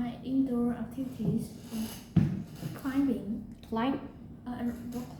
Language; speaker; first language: English; non-native, learner; Vietnamese